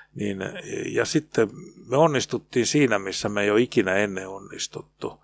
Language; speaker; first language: Finnish; native; Finnish